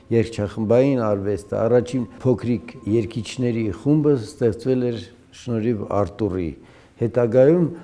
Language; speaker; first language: Armenian; native; Armenian